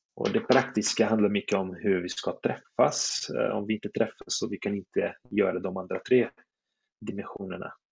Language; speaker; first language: Swedish; non-native, fluent; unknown